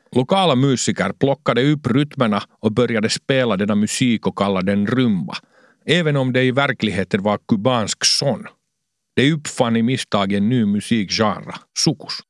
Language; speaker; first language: Swedish; non-native, local second language; Finnish